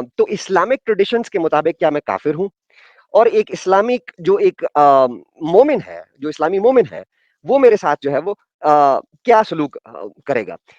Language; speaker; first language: Urdu; non-native, local second language; Punjabi